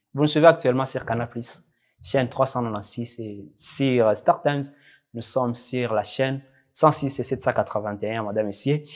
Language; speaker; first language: French; non-native, local second language; Rundi